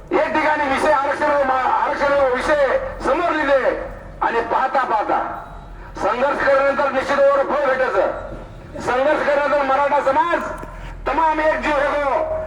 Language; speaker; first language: Marathi; non-native, local second language; Lambadi